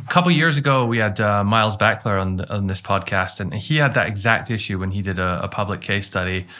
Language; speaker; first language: English; native; English